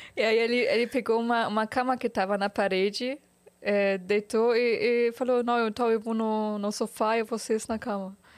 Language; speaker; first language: Portuguese; non-native, fluent; German